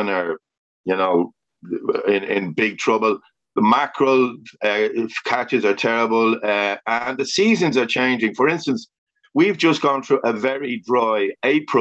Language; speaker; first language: English; native; English